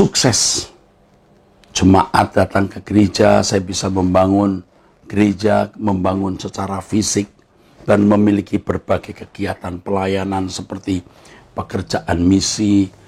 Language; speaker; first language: Indonesian; native; Indonesian